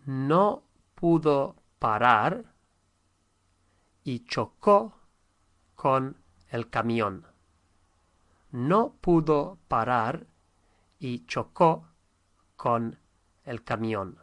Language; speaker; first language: Spanish; non-native, fluent; English